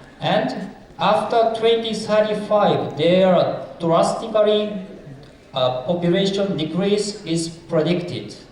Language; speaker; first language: English; non-native, fluent; Japanese